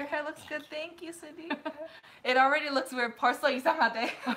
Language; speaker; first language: English; early bilingual, other home language; Korean